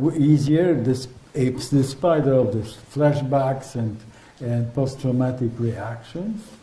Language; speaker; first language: English; non-native, fluent; Polish